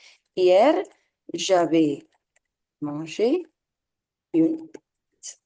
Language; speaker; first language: French; non-native, fluent; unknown